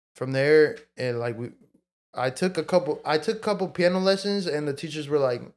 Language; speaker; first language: English; early bilingual, other home language; Spanish